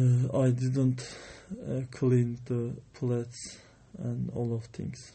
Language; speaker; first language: English; non-native, learner; Turkish